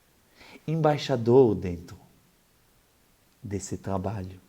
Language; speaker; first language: Portuguese; non-native, fluent; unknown